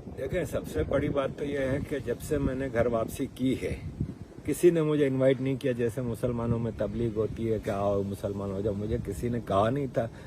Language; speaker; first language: Urdu; native; Urdu